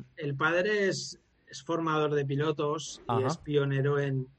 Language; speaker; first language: Spanish; native; Spanish